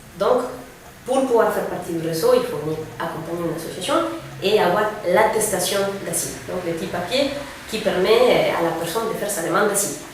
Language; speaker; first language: French; non-native, fluent; Spanish